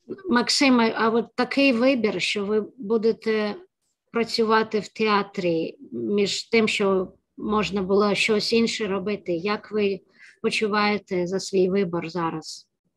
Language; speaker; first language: Ukrainian; native; Ukrainian